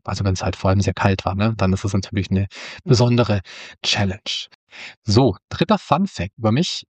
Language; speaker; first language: German; native; German